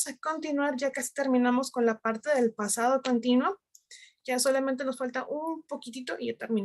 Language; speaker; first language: Spanish; native; Spanish